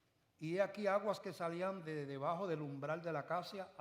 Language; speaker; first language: Spanish; native; Spanish